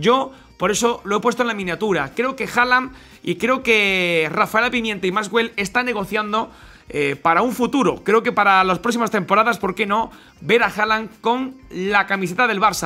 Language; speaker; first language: Spanish; native; Spanish